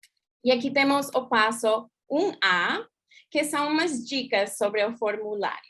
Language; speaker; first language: Portuguese; non-native, fluent; English